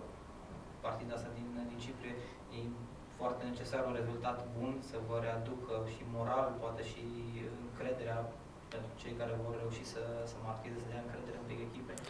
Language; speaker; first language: Romanian; native; Romanian